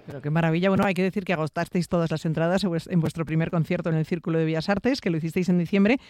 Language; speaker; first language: Spanish; native; Spanish